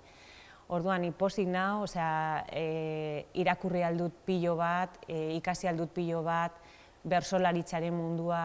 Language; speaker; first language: Basque; non-native, local second language; Spanish